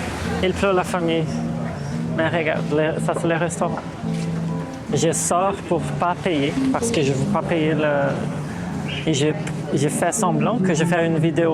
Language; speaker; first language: French; non-native, fluent; Portuguese